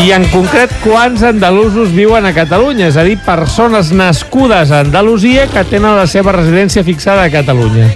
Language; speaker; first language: Catalan; native; Catalan